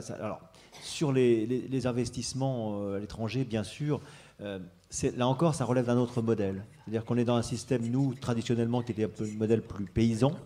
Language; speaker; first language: French; native; French